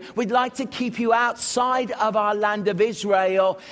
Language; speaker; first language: English; native; English